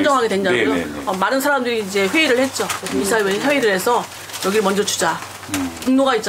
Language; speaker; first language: Korean; native; Korean